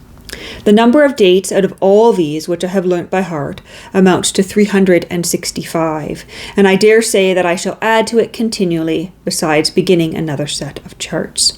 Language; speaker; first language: English; native; English